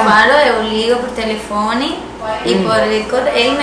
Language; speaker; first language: Portuguese; non-native, learner; Spanish